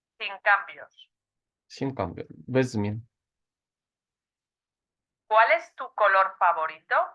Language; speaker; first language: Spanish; non-native, fluent; Ukrainian